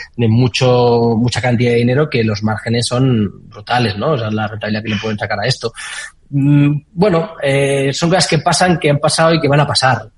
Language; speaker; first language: Spanish; native; Spanish